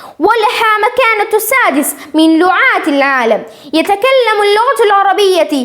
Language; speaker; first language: Arabic; non-native, learner; Malayalam